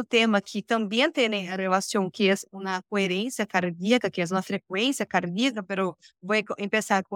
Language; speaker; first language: Spanish; non-native, learner; Portuguese